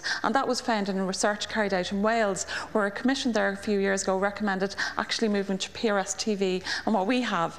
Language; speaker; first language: English; native; English